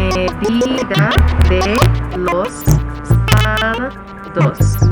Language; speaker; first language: Spanish; non-native, learner; English